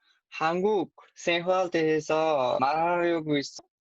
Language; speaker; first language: Korean; non-native, learner; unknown